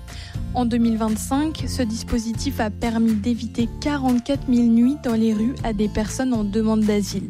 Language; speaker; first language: French; native; French